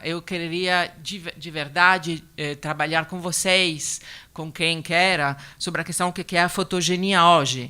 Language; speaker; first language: Portuguese; non-native, learner; Italian